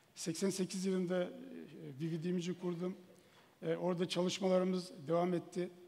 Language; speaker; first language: Turkish; native; Turkish